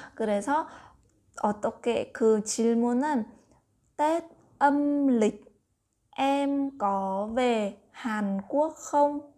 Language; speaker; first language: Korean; non-native, learner; Vietnamese